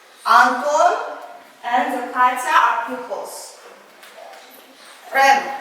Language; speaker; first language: English; non-native, learner; Kazakh